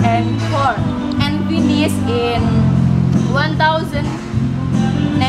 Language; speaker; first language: English; non-native, learner; Indonesian